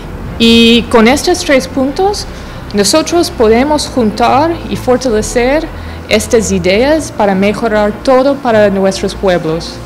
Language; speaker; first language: Spanish; non-native, fluent; English